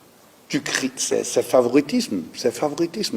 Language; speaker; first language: French; non-native, learner; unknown